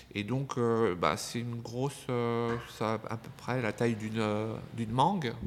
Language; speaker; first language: French; native; French